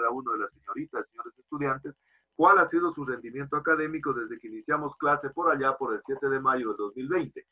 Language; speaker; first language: Spanish; native; Spanish